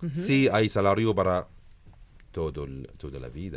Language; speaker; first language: Spanish; non-native, learner; Arabic